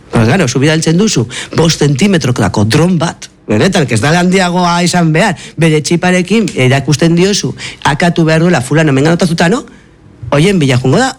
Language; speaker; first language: Basque; non-native, local second language; Spanish